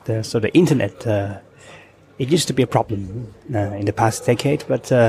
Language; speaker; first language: English; non-native, fluent; Thai